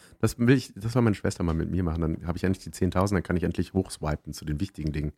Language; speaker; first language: German; native; German